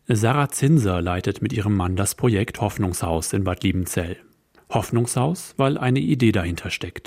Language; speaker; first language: German; native; German